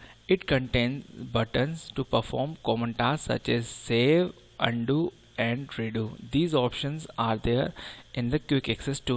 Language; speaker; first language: English; non-native, local second language; Hindi